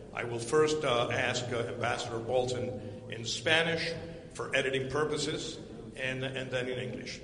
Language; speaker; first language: English; early bilingual, other home language; Spanish